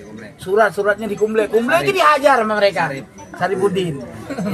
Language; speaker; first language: Indonesian; native; Indonesian